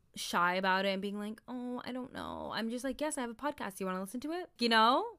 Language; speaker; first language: English; early bilingual, other home language; Somali